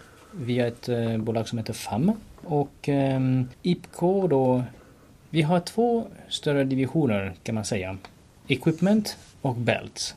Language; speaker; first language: Swedish; non-native, fluent; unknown